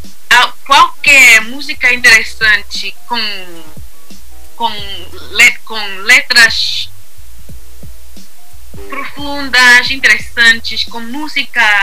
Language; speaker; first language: Portuguese; non-native, learner; English